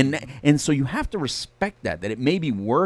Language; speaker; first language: English; native; English